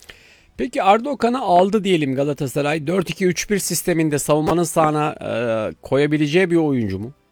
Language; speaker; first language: Turkish; native; Turkish